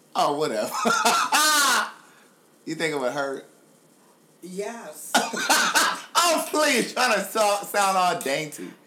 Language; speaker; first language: English; native; English